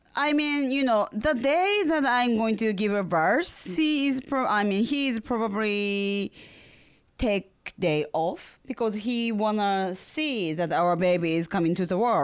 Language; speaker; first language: English; non-native, learner; Japanese